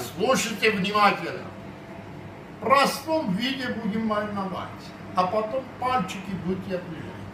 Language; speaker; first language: Russian; non-native, fluent; Armenian